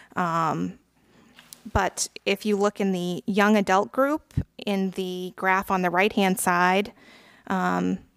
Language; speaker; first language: English; native; English